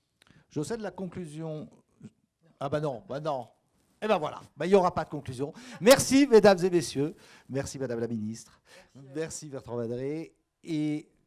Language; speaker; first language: French; native; French